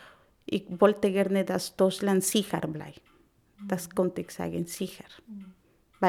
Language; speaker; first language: German; non-native, learner; Spanish